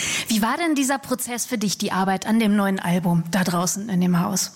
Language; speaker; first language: German; native; German